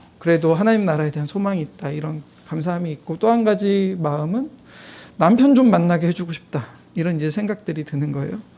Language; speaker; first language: Korean; native; Korean